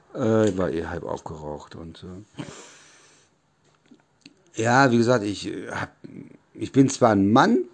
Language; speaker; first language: German; native; German